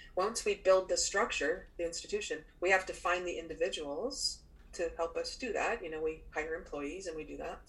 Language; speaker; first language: English; native; English